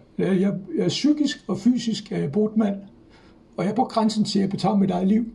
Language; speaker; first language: Danish; native; Danish